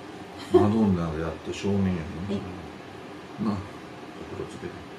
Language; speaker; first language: Japanese; native; Japanese